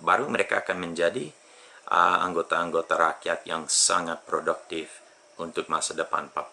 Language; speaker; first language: Indonesian; non-native, fluent; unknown